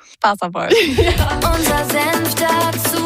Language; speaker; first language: German; native; German